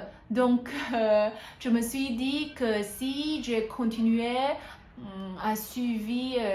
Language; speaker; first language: French; non-native, fluent; Hakka Chinese